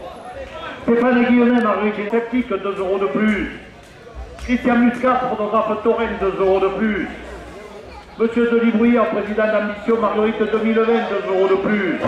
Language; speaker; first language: French; native; French